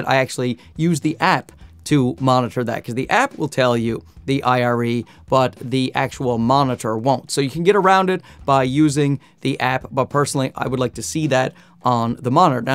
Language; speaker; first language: English; native; English